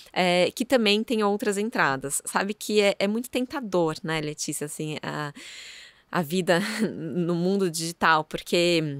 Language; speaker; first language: Portuguese; native; Portuguese